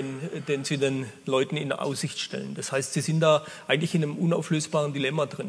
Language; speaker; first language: German; native; German